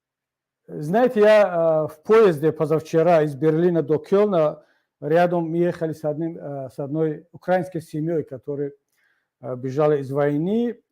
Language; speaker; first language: Russian; non-native, local second language; Tajik